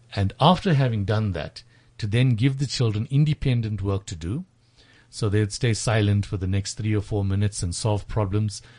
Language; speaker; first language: English; native; English